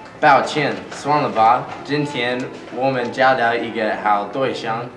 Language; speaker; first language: Chinese; non-native, learner; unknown